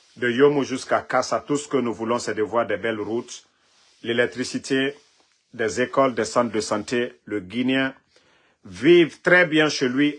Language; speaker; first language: French; non-native, local second language; Mandingo